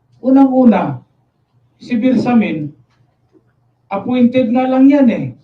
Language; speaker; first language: Filipino; non-native, local second language; Cebuano